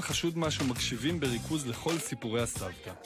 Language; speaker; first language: Hebrew; native; Hebrew